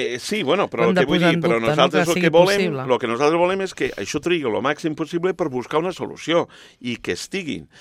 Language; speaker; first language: Catalan; non-native, local second language; Spanish